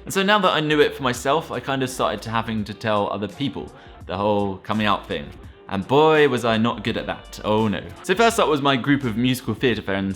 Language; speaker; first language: English; native; English